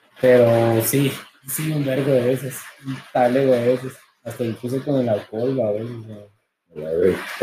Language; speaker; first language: Spanish; native; Spanish